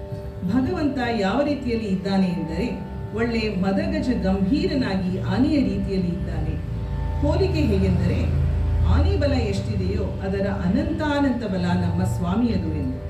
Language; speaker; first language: Kannada; native; Kannada